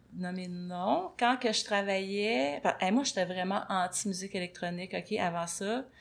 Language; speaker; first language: French; native; French